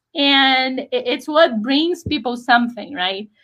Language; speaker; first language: English; non-native, fluent; Portuguese